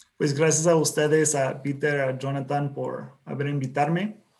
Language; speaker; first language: Spanish; non-native, fluent; English